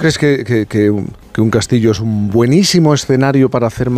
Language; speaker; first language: Spanish; native; Spanish